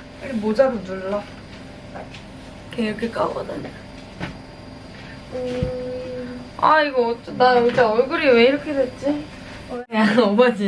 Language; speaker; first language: Korean; native; Korean